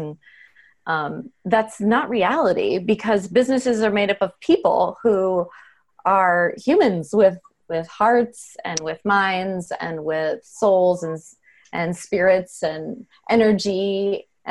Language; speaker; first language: English; native; English